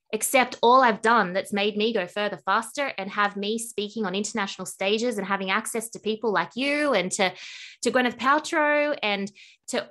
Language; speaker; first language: English; native; English